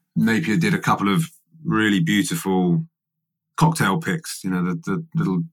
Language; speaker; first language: English; native; English